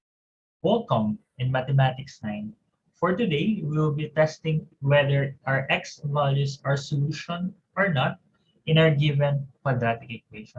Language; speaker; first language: English; non-native, local second language; Filipino